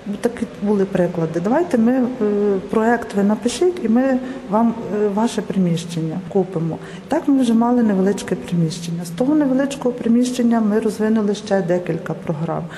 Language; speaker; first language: Ukrainian; native; Ukrainian